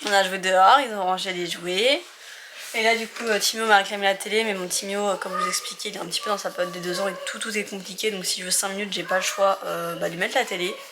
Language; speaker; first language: French; native; French